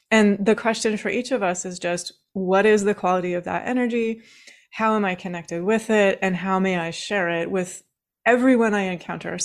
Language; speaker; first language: English; native; English